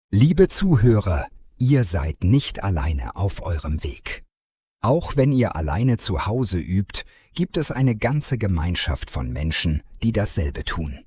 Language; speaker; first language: German; non-native, fluent; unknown